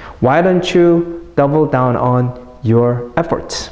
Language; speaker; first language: English; non-native, fluent; Korean